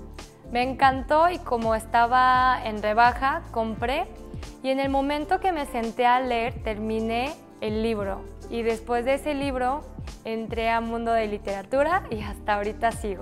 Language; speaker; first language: Spanish; early bilingual, other home language; Korean